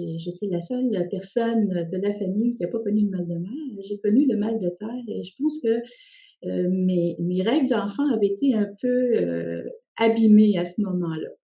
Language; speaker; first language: French; early bilingual, other home language; Spanish